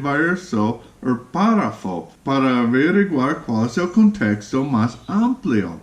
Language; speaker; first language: Spanish; non-native, fluent; English